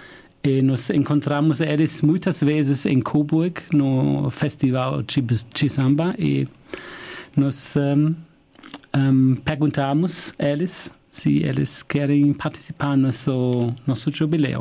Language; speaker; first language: Portuguese; non-native, fluent; German